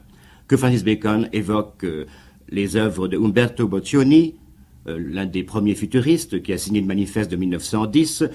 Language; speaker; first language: French; native; French